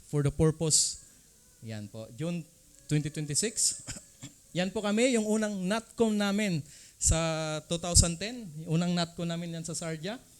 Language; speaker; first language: Filipino; non-native, local second language; Cebuano